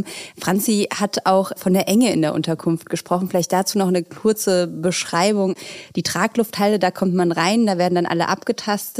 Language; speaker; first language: German; native; German